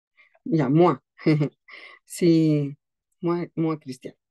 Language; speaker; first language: French; non-native, learner; Spanish